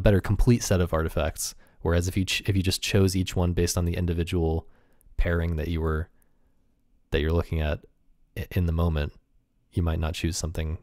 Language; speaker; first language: English; native; English